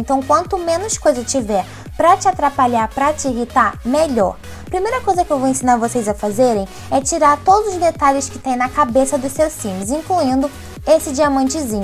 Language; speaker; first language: Portuguese; native; Portuguese